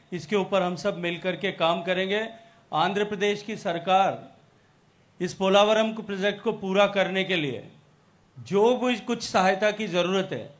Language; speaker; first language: Hindi; native; Hindi